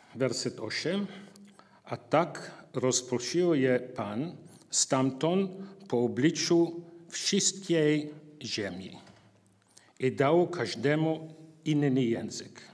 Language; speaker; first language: Polish; non-native, learner; English